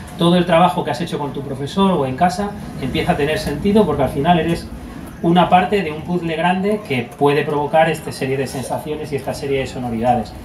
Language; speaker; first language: Spanish; native; Spanish